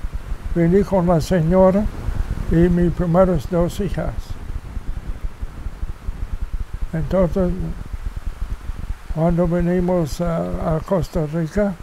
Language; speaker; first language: Spanish; non-native, fluent; English